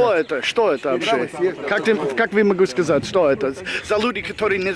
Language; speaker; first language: Russian; non-native, learner; English